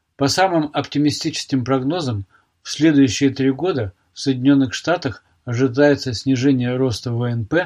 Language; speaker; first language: Russian; native; Russian